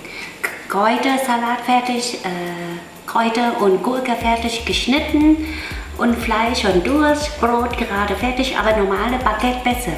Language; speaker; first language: German; non-native, learner; Vietnamese